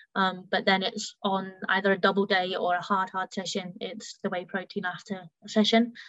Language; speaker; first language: English; early bilingual, heritage; German